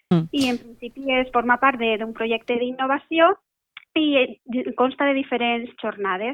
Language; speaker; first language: Catalan; native; Catalan